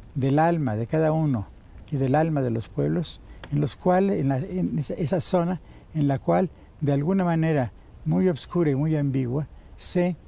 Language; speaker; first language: Spanish; native; Spanish